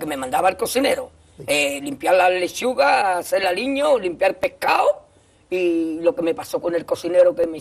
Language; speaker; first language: Spanish; native; Spanish